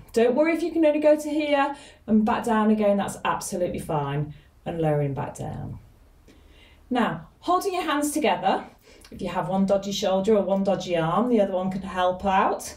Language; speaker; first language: English; native; English